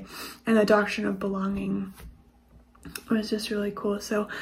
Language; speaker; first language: English; native; English